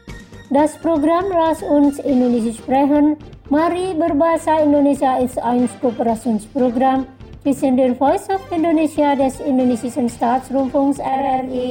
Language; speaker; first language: German; non-native, fluent; Indonesian